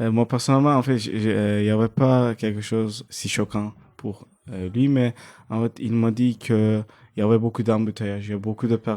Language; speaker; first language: French; non-native, fluent; Turkish